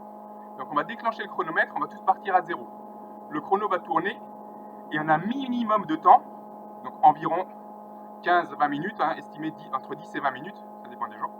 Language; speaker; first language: French; native; French